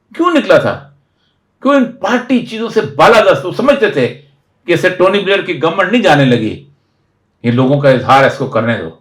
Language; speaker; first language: Urdu; non-native, local second language; Punjabi